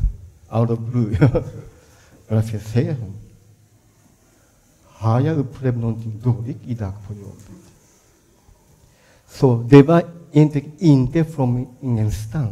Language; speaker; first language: Swedish; non-native, fluent; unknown